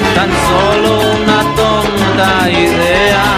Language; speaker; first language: Spanish; early bilingual, heritage; Spanish